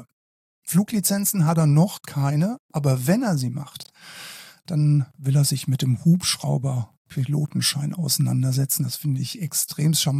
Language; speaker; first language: German; native; German